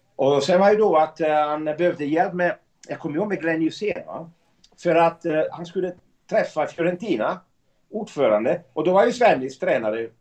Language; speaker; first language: Swedish; non-native, fluent; Italian